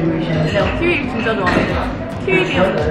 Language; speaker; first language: Korean; non-native, learner; Filipino